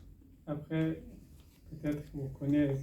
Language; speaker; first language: French; non-native, learner; Persian